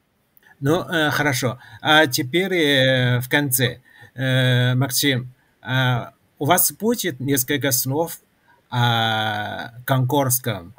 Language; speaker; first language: Russian; non-native, fluent; Chinese